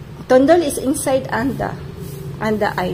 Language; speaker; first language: English; non-native, local second language; Filipino